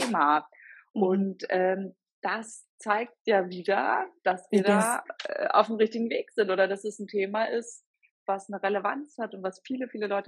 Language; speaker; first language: German; native; German